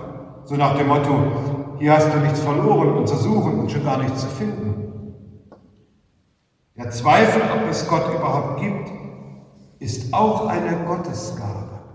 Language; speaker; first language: German; native; German